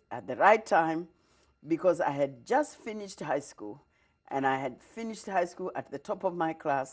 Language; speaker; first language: English; non-native, local second language; Kikuyu